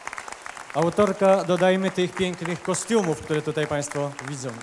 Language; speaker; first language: Polish; native; Polish